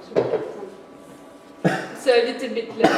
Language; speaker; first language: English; non-native, learner; French